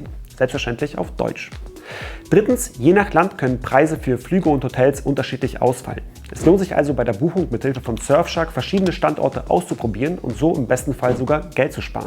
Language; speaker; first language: German; native; German